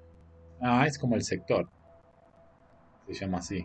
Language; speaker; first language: Spanish; native; Spanish